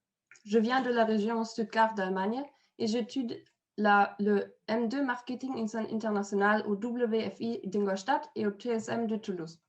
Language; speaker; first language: French; non-native, fluent; German